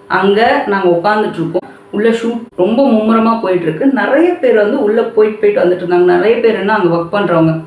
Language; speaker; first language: Tamil; non-native, local second language; Telugu